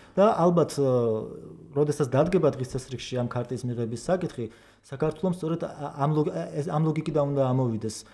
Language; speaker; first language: Georgian; non-native, local second language; Kurdish